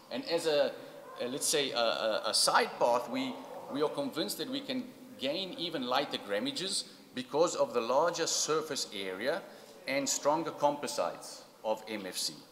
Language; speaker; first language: English; non-native, fluent; Italian